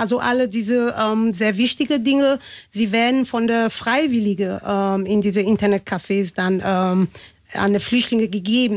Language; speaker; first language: German; non-native, fluent; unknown